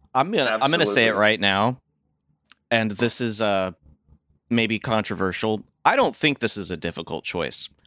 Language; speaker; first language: English; native; English